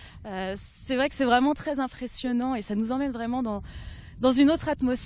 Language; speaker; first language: French; native; French